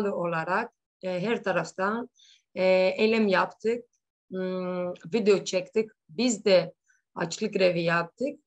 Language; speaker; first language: Turkish; non-native, learner; Greek